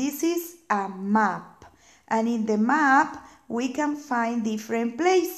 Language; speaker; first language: English; non-native, fluent; Spanish